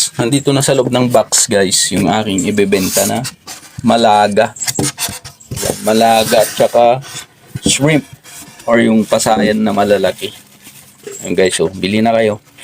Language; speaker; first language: Filipino; native; Filipino